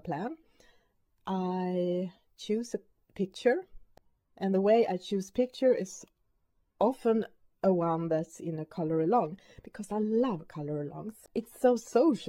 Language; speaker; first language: English; non-native, fluent; Swedish